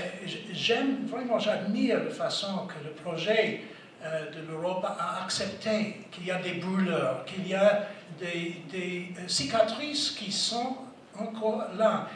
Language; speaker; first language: French; non-native, fluent; English